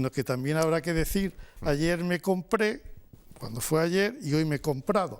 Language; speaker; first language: Spanish; native; Spanish